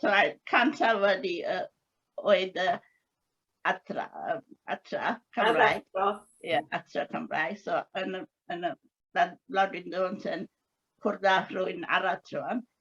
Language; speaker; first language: Welsh; non-native, learner; English